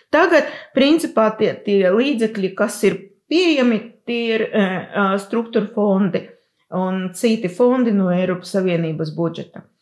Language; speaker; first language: Latvian; non-native, local second language; Russian